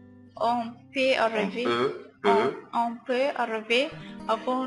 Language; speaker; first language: French; non-native, learner; Arabic